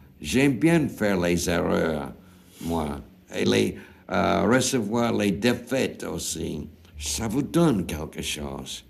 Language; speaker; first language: French; non-native, fluent; English